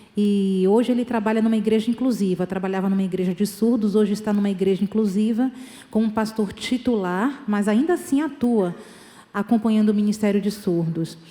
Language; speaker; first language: Portuguese; native; Portuguese